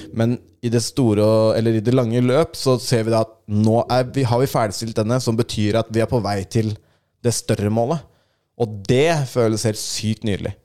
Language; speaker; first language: Norwegian; native; Norwegian